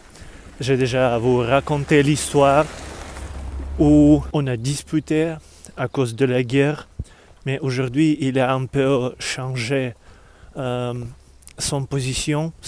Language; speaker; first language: French; non-native, learner; Russian